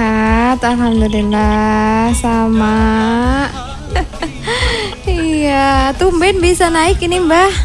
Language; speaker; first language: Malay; non-native, local second language; Javanese